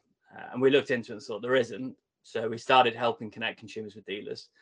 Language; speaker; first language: English; native; English